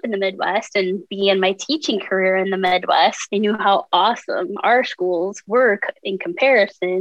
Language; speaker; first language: English; native; English